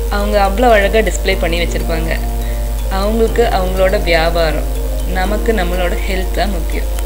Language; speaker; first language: Tamil; non-native, local second language; Malayalam